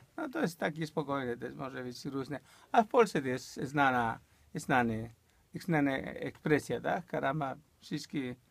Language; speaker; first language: Polish; non-native, fluent; Spanish